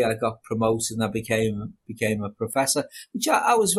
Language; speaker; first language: English; native; English